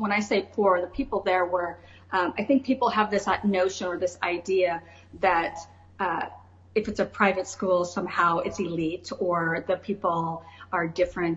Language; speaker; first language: English; native; English